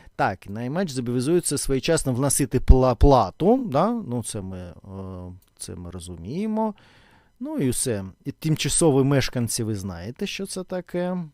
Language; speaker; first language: Ukrainian; non-native, local second language; Russian